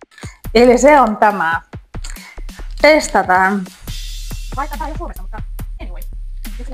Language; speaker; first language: Finnish; non-native, learner; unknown